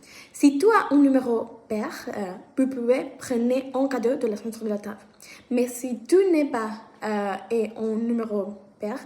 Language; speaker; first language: French; non-native, learner; Spanish